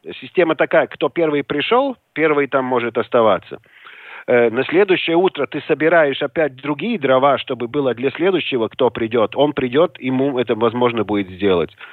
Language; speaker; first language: Russian; non-native, local second language; Latvian